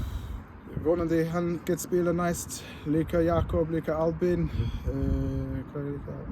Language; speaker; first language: Icelandic; non-native, learner; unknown